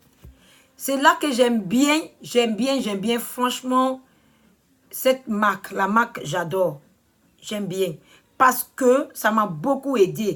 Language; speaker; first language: French; non-native, learner; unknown